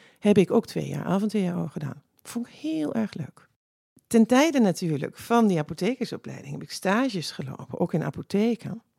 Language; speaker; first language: Dutch; native; Dutch